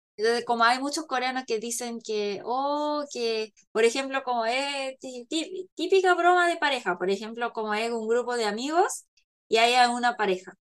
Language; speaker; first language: Spanish; non-native, fluent; Korean